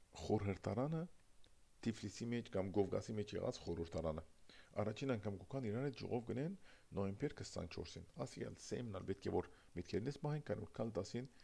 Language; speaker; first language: Armenian; early bilingual, heritage; Armenian